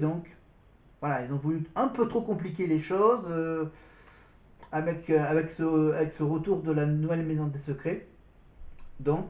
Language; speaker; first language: French; native; French